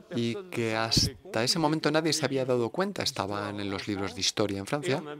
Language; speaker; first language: Spanish; non-native, fluent; German